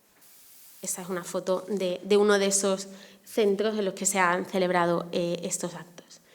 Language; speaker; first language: Spanish; native; Spanish